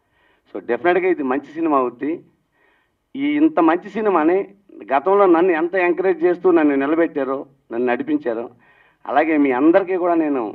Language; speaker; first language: Telugu; native; Telugu